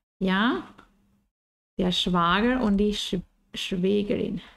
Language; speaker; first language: German; non-native, fluent; Spanish